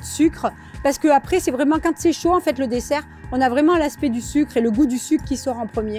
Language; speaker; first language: French; native; French